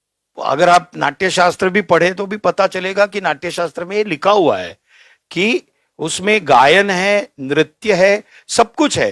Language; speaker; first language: Hindi; native; Hindi